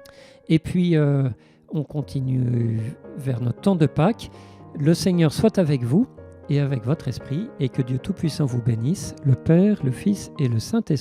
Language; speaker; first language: French; native; French